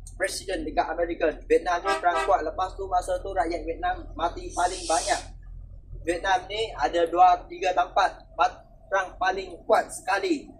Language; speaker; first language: Malay; non-native, fluent; Vietnamese